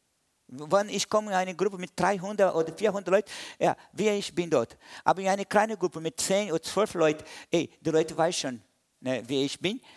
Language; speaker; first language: German; non-native, fluent; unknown